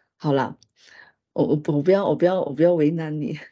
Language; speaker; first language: Chinese; non-native, local second language; Hakka Chinese